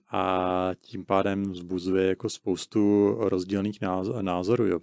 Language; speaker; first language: Czech; native; Czech